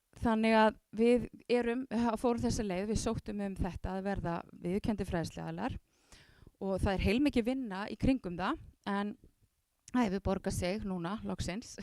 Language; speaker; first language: Icelandic; native; Icelandic